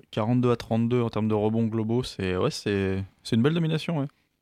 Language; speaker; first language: French; native; French